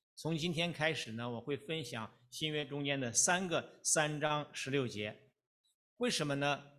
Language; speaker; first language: Chinese; native; Chinese